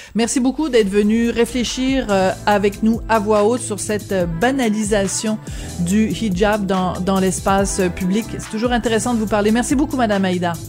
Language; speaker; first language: French; native; French